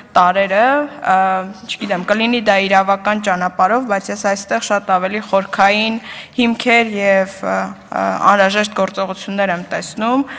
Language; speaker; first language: Armenian; native; Armenian